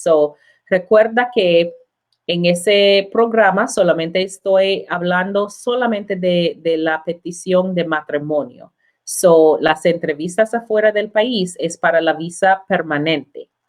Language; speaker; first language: Spanish; non-native, learner; English